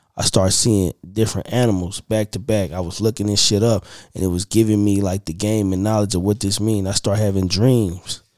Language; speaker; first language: English; native; English